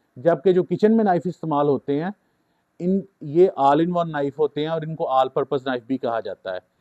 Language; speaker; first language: Urdu; native; Urdu